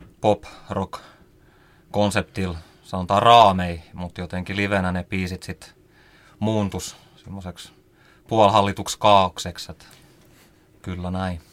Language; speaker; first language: Finnish; native; Finnish